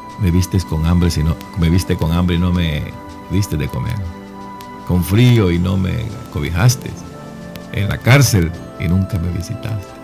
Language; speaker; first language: Spanish; native; Spanish